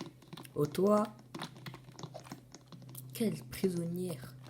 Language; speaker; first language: French; native; French